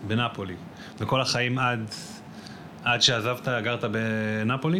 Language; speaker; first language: Hebrew; native; Hebrew